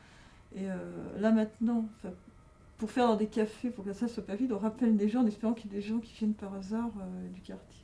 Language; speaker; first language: French; native; French